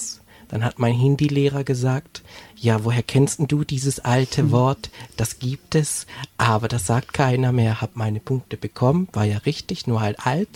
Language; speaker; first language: German; native; German